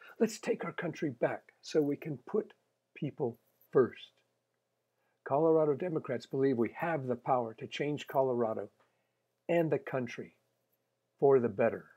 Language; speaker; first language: English; native; English